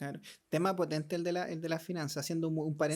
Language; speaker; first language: Spanish; native; Spanish